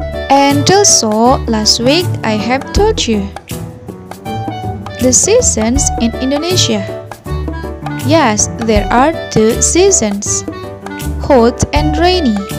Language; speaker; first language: English; non-native, fluent; Indonesian